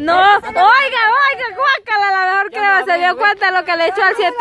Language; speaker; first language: Spanish; native; Spanish